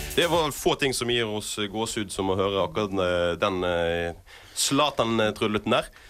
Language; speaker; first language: Norwegian; native; Norwegian